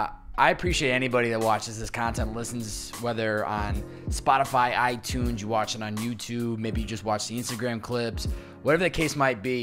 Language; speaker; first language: English; native; English